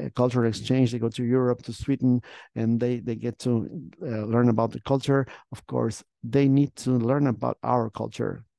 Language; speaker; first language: English; non-native, fluent; Spanish